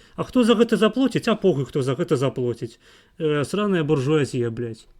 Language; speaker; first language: Belarusian; non-native, local second language; Russian